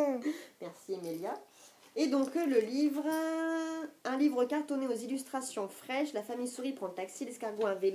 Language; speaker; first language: French; native; French